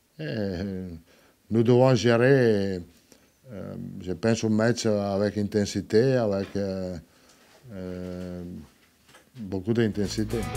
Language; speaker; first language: French; non-native, learner; Italian